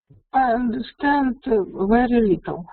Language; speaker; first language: English; non-native, learner; Russian